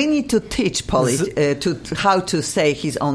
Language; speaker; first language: English; non-native, fluent; Polish